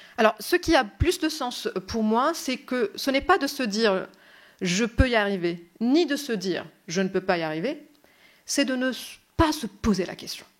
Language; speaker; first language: French; non-native, local second language; Arabic